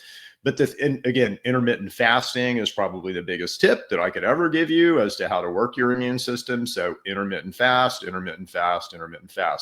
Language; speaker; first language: English; native; English